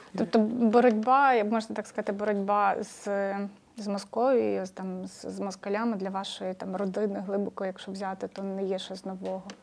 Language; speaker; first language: Ukrainian; native; Ukrainian